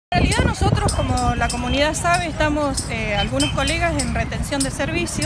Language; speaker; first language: Spanish; native; Spanish